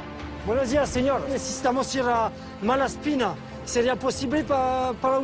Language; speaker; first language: Spanish; non-native, learner; French